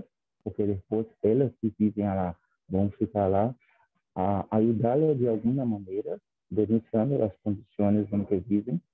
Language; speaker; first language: Spanish; non-native, fluent; Portuguese